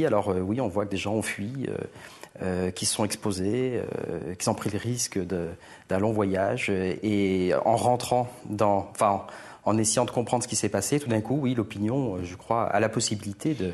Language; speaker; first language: French; native; French